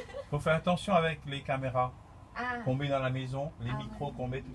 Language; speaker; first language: French; native; French